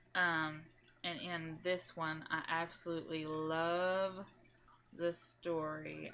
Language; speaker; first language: English; native; English